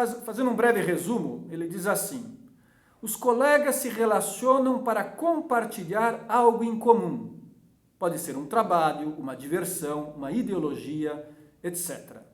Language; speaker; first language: Portuguese; native; Portuguese